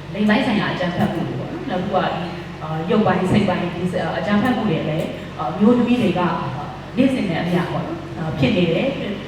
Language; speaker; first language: Burmese; non-native, local second language; Shwe Palaung